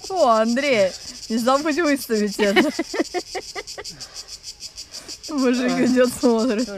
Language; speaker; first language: Russian; native; Russian